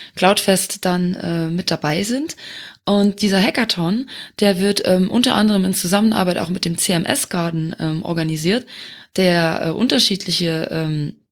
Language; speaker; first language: German; non-native, local second language; Luxembourgish